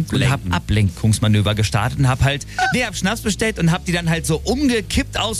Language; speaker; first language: German; native; German